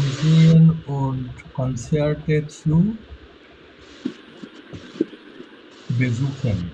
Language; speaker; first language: German; non-native, fluent; Bangla